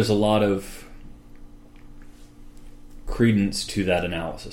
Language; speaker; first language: English; native; English